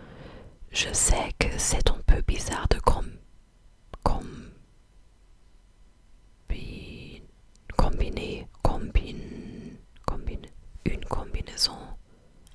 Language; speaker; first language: French; non-native, fluent; English